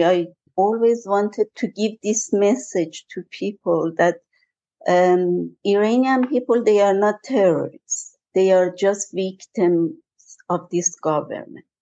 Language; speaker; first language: English; non-native, fluent; Persian